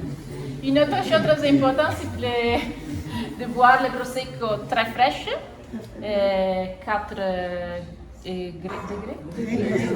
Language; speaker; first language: French; non-native, fluent; Italian